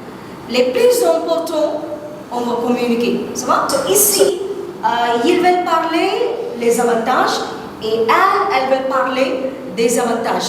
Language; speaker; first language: French; non-native, fluent; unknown